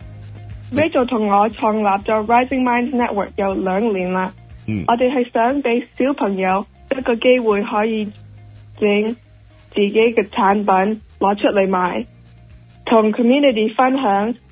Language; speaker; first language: Cantonese; early bilingual, heritage; Cantonese